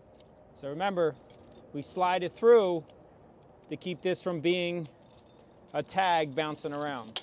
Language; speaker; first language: English; native; English